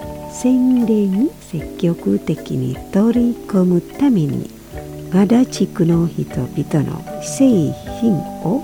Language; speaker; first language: Japanese; non-native, fluent; Indonesian